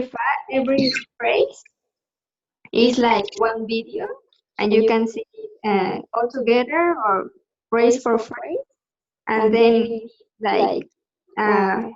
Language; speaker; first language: English; non-native, learner; Spanish